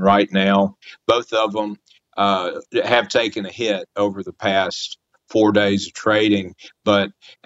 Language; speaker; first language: English; native; English